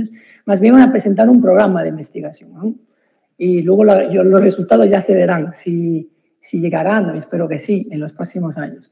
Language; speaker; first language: Spanish; non-native, fluent; Italian